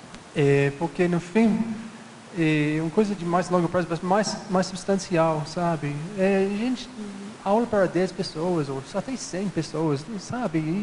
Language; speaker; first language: Portuguese; non-native, fluent; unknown